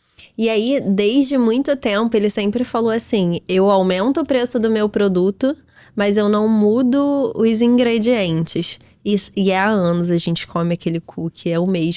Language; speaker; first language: Portuguese; native; Portuguese